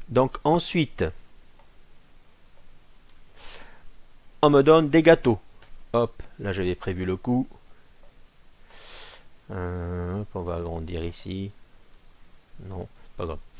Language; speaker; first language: French; native; French